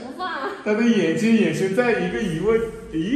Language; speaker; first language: Chinese; native; Chinese